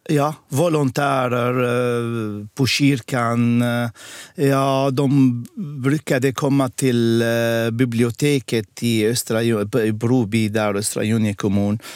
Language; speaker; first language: Swedish; non-native, fluent; Arabic